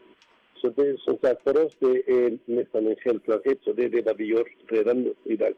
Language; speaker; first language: Swedish; non-native, fluent; Spanish